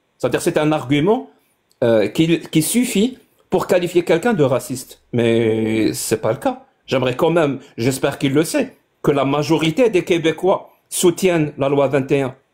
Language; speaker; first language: French; non-native, local second language; Kabyle